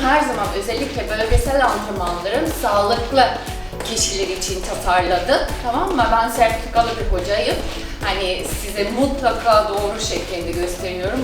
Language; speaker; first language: Turkish; non-native, fluent; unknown